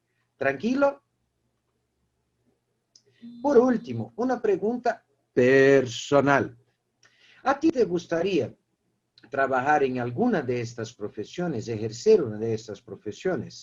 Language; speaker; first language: Spanish; non-native, fluent; Portuguese